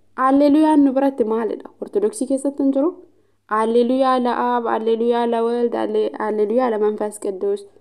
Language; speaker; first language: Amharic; non-native, local second language; Oromo